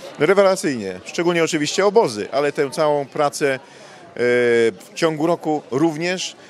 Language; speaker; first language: Polish; native; Polish